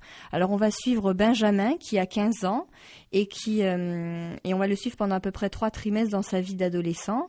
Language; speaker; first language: French; native; French